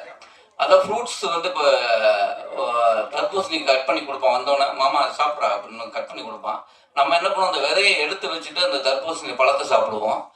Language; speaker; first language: Tamil; native; Tamil